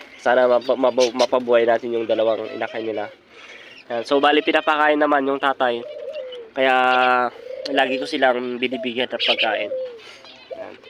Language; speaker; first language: Filipino; native; Filipino